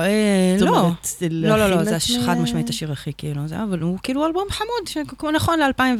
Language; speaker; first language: Hebrew; native; Hebrew